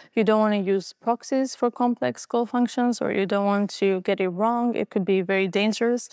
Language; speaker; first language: English; non-native, fluent; Albanian